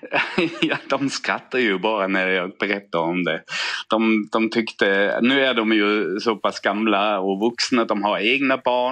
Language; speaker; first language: Swedish; non-native, fluent; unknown